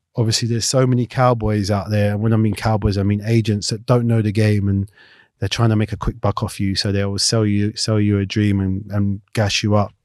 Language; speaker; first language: English; native; English